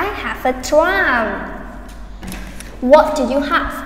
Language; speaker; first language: English; non-native, fluent; Vietnamese